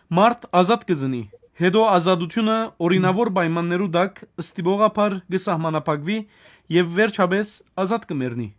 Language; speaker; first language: Armenian; native; Armenian